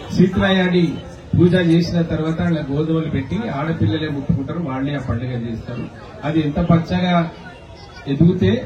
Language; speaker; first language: Telugu; non-native, local second language; Lambadi